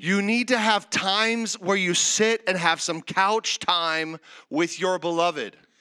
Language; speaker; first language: English; native; English